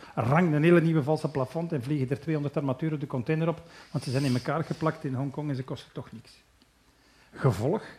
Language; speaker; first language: Dutch; native; Dutch